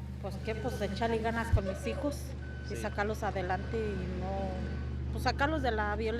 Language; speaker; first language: Spanish; native; Spanish